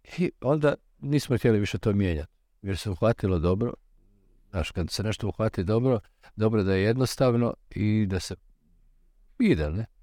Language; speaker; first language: Croatian; native; Croatian